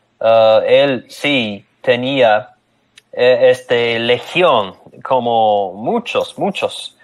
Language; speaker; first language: Spanish; non-native, fluent; English